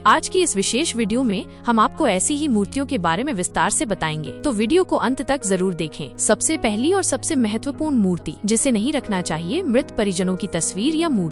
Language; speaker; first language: Hindi; native; Hindi